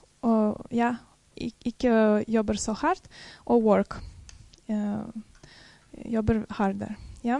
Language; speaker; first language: Norwegian; non-native, fluent; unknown